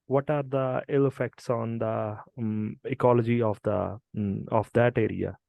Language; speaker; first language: English; non-native, local second language; Punjabi